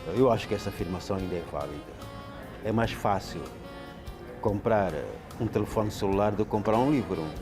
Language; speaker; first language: Portuguese; non-native, local second language; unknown